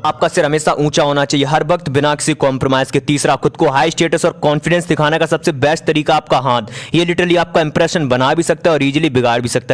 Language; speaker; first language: Hindi; native; Hindi